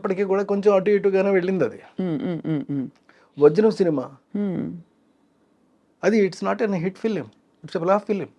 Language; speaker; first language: Telugu; native; Telugu